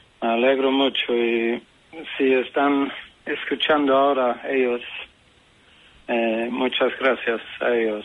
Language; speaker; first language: Spanish; non-native, fluent; Swedish